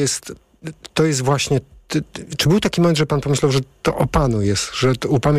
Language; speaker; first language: Polish; native; Polish